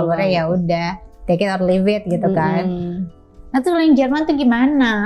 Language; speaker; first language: Indonesian; native; Indonesian